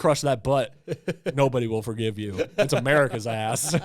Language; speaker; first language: English; native; English